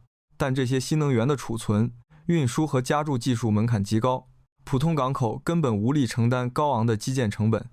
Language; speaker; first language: Chinese; native; Chinese